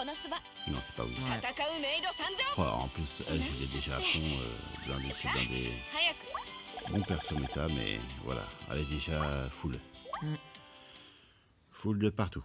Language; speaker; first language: French; native; French